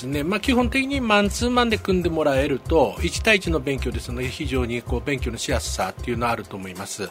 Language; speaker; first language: Japanese; native; Japanese